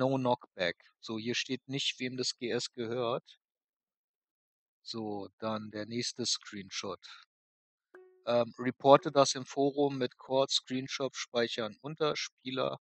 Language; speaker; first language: German; native; German